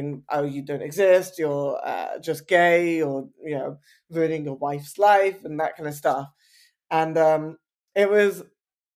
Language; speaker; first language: English; native; English